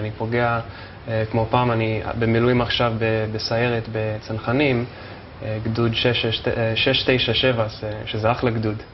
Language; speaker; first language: Hebrew; non-native, fluent; English